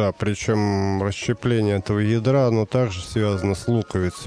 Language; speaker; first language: Russian; native; Russian